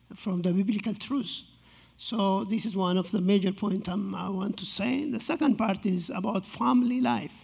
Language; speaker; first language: English; non-native, fluent; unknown